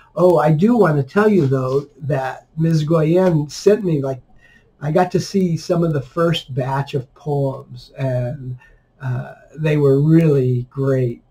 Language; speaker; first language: English; native; English